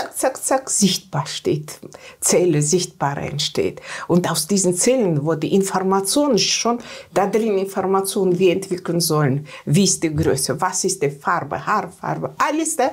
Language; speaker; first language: German; non-native, learner; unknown